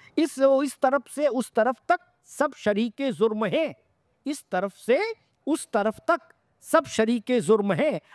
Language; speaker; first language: Hindi; native; Hindi